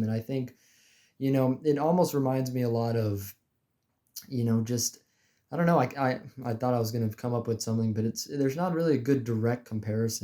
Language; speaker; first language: English; native; English